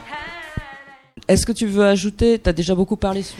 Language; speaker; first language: French; non-native, learner; Italian